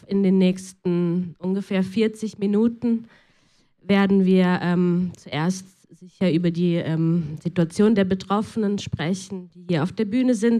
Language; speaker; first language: German; native; German